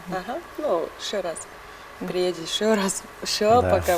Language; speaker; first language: Russian; non-native, learner; Mongolian